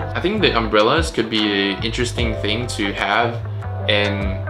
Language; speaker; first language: English; non-native, local second language; Chinese